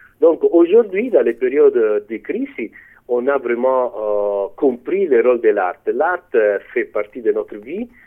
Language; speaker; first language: French; non-native, fluent; Italian